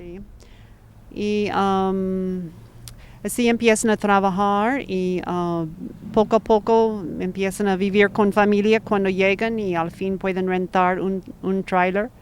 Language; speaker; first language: Spanish; non-native, fluent; English